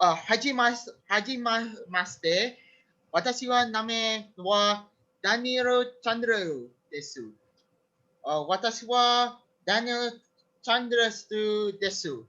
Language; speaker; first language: Japanese; non-native, learner; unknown